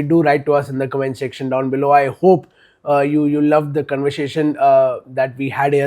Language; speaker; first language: English; non-native, local second language; Hindi